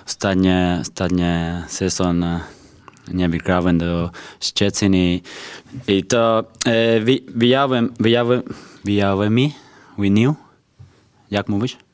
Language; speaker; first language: Polish; non-native, learner; Spanish